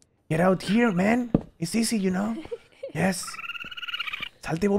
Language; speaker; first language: English; non-native, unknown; Spanish